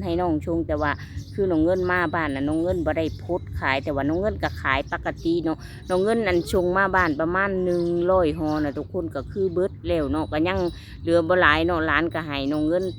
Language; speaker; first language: Thai; non-native, local second language; Lao